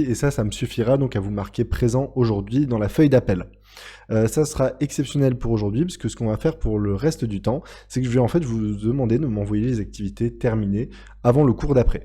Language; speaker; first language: French; native; French